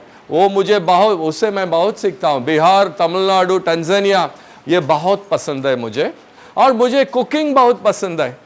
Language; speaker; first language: Hindi; non-native, local second language; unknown